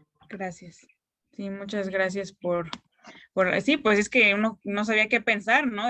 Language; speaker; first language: Spanish; native; Spanish